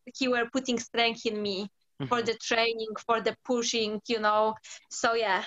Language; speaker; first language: English; non-native, learner; Polish